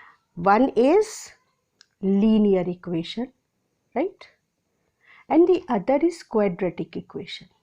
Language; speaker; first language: English; non-native, local second language; Hindi